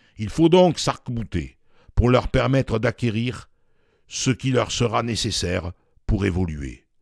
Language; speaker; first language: French; native; French